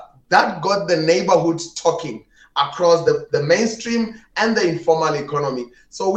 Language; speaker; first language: English; non-native, local second language; Tswana